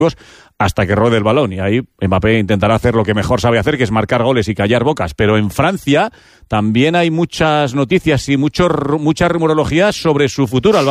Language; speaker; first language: Spanish; native; Spanish